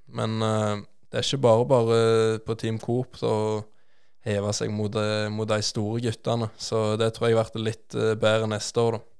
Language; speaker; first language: Norwegian; native; Norwegian